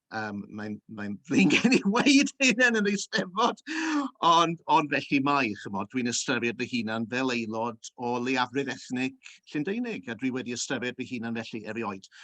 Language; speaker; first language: Welsh; early bilingual, heritage; Welsh